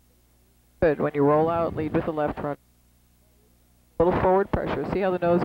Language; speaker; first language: English; native; English